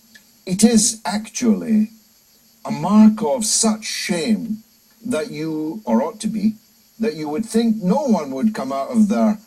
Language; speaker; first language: English; native; English